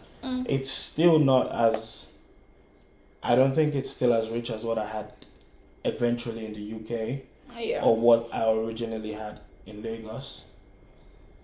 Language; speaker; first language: English; non-native, local second language; Yoruba